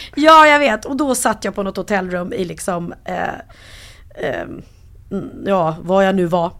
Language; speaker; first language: Swedish; native; Swedish